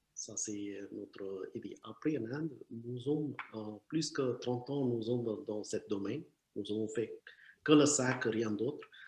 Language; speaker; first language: French; non-native, learner; Tamil